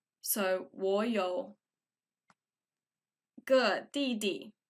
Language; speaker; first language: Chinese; non-native, fluent; English